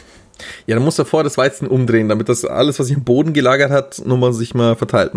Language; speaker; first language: German; native; German